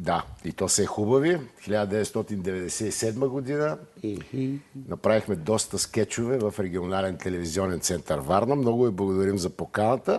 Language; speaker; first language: Bulgarian; native; Bulgarian